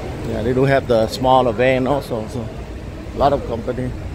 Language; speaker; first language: English; non-native, fluent; Vietnamese